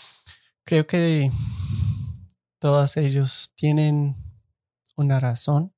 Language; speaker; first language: Spanish; non-native, fluent; English